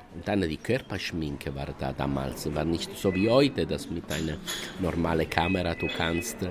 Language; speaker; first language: German; non-native, fluent; Italian